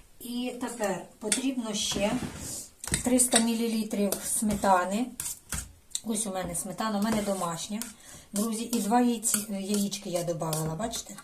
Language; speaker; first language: Ukrainian; non-native, local second language; Russian